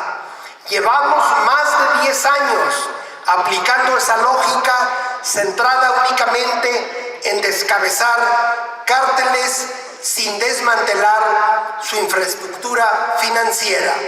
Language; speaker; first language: Spanish; native; Spanish